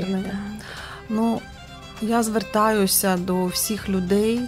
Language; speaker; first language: Ukrainian; non-native, local second language; Russian